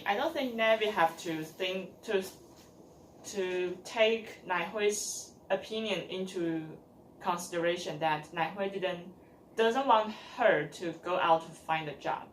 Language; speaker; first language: English; non-native, learner; Chinese